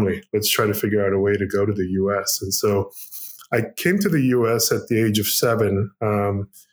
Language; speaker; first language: English; non-native, fluent; Korean